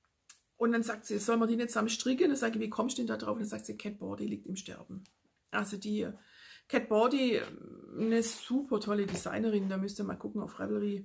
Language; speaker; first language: German; native; German